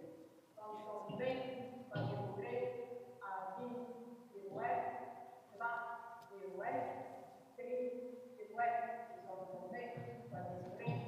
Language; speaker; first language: Russian; non-native, fluent; Italian